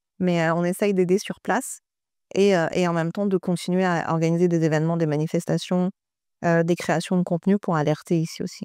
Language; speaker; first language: French; early bilingual, other home language; Persian